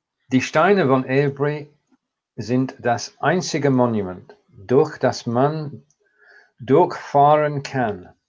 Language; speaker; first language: German; non-native, learner; English